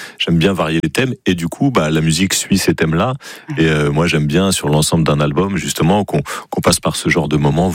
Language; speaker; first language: French; native; French